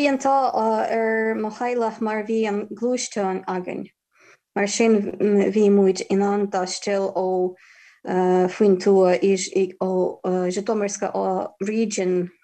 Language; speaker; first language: Irish; non-native, fluent; Ukrainian